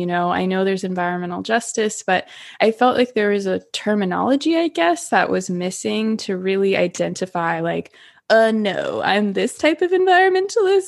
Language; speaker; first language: English; native; English